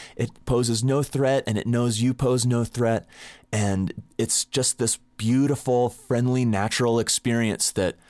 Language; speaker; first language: English; native; English